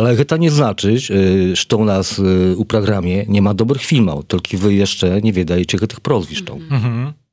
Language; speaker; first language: Polish; non-native, learner; Belarusian